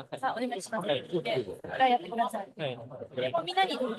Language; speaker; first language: Japanese; native; Japanese